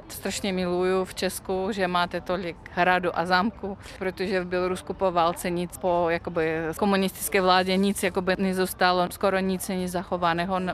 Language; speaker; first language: Czech; non-native, fluent; Russian